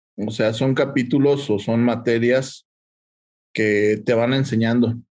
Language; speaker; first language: Spanish; native; Spanish